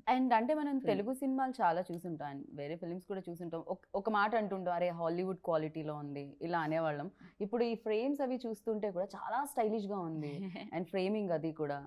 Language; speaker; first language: Telugu; native; Telugu